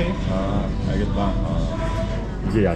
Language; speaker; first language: Korean; native; Korean